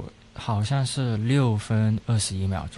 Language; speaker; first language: Chinese; non-native, local second language; Cantonese